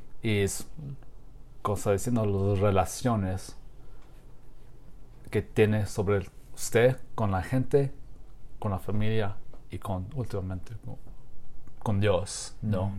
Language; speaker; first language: Spanish; non-native, learner; English